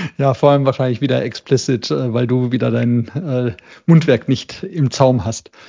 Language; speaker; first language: German; native; German